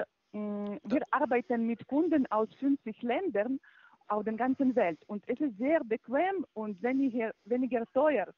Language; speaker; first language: German; non-native, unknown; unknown